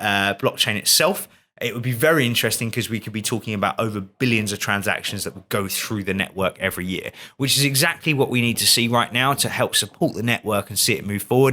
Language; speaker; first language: English; native; English